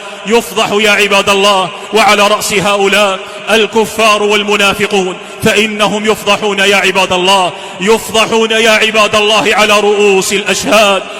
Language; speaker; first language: Arabic; native; Arabic